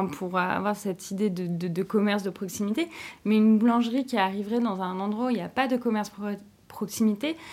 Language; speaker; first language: French; native; French